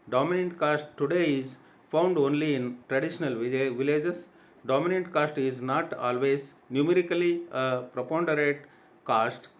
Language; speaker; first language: English; non-native, local second language; Kannada